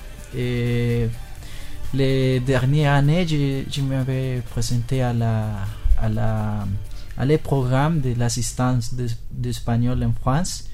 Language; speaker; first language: French; non-native, learner; Spanish